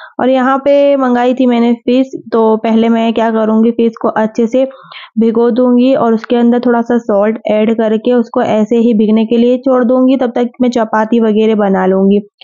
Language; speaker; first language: Hindi; native; Hindi